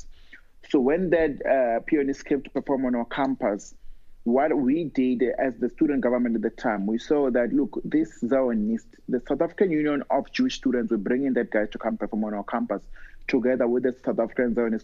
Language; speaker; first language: English; non-native, local second language; Northern Sotho